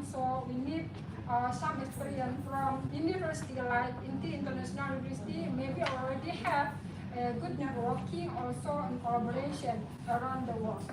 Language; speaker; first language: English; non-native, fluent; Indonesian